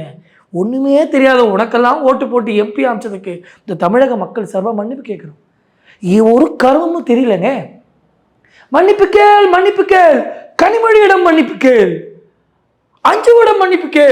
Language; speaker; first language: Tamil; native; Tamil